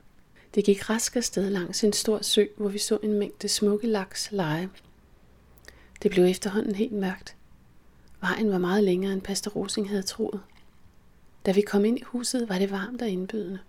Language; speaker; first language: Danish; native; Danish